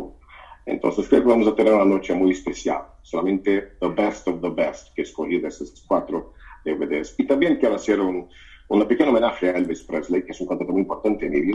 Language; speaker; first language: Spanish; non-native, fluent; Portuguese